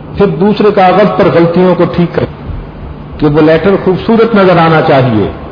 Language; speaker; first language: Urdu; non-native, local second language; Punjabi